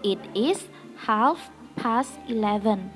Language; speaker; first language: English; non-native, fluent; Indonesian